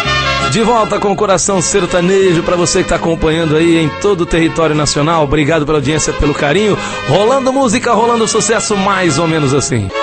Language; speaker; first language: Portuguese; native; Portuguese